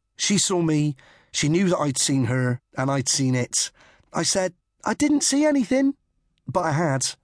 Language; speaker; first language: English; native; English